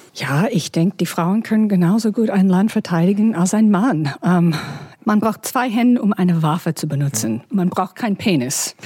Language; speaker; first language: German; non-native, fluent; English